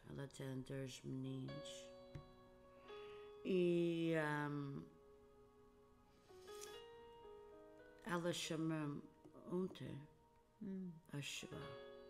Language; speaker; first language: Portuguese; early bilingual, heritage; Portuguese